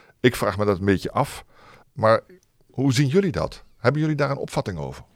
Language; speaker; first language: Dutch; native; Dutch